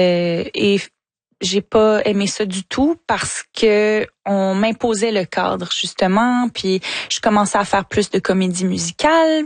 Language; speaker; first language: French; native; French